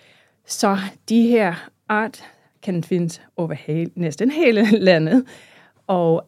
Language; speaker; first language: Danish; non-native, fluent; English